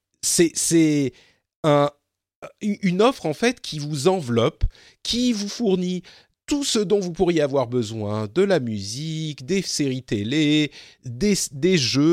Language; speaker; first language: French; native; French